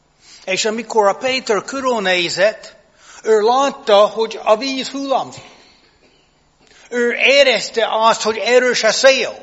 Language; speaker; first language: Hungarian; non-native, fluent; English